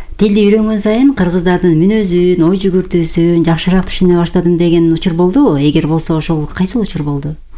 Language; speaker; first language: Kyrgyz; native; Kyrgyz